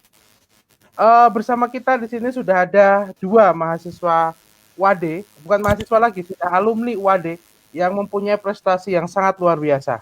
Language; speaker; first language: Indonesian; native; Indonesian